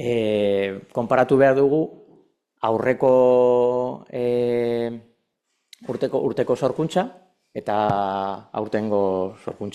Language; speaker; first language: Basque; non-native, local second language; Spanish